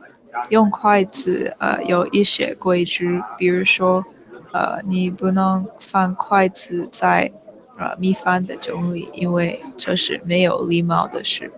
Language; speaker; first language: Chinese; non-native, learner; English